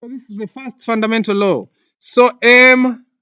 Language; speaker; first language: English; non-native, local second language; Swahili